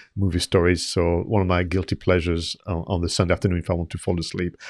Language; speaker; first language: English; non-native, fluent; French